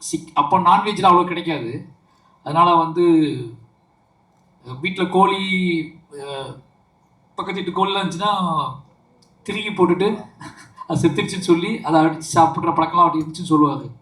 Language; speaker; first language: Tamil; native; Tamil